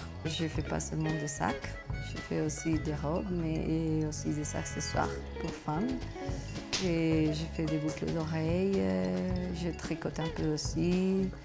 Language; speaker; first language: French; non-native, fluent; Spanish